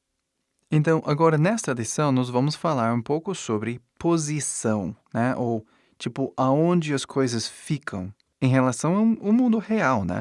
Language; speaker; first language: Portuguese; non-native, fluent; English